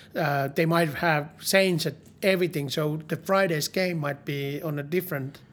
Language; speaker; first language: English; non-native, learner; Finnish